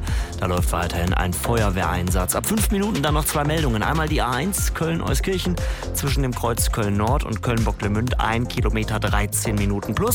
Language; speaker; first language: German; native; German